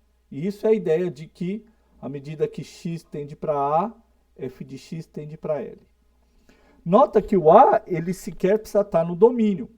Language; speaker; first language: Portuguese; native; Portuguese